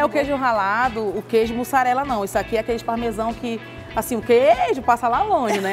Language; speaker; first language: Portuguese; native; Portuguese